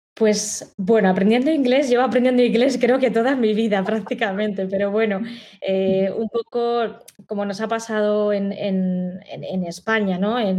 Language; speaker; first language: Spanish; native; Spanish